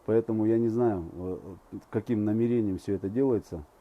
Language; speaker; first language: Russian; non-native, local second language; Kazakh